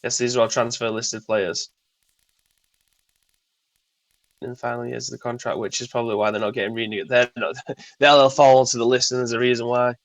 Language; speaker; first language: English; native; English